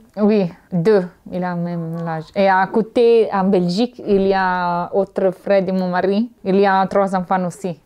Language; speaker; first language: French; non-native, learner; Italian